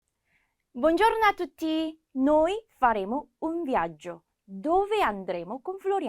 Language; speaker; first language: Italian; non-native, fluent; Korean